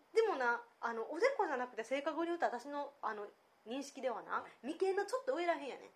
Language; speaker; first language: Japanese; native; Japanese